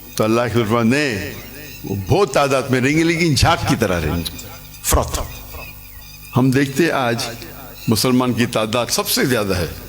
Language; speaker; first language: Urdu; non-native, local second language; English